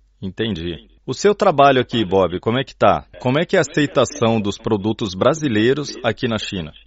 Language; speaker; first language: Portuguese; native; Portuguese